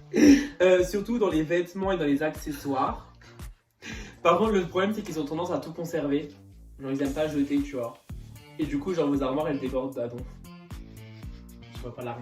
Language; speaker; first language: French; native; French